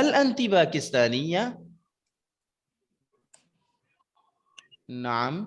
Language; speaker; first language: Arabic; non-native, fluent; Urdu